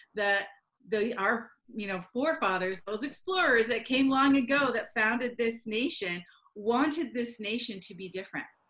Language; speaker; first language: English; native; English